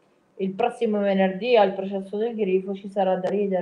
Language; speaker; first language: Italian; native; Italian